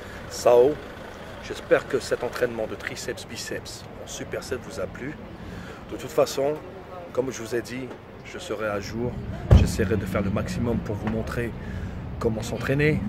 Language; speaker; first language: French; non-native, local second language; Arabic